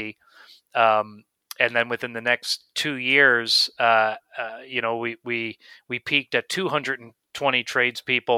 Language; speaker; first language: English; native; English